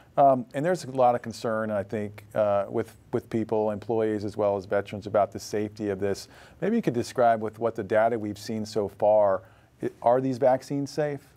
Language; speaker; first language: English; native; English